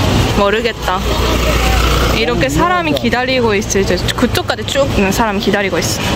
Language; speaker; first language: Korean; non-native, fluent; Japanese